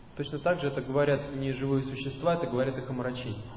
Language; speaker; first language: Russian; native; Russian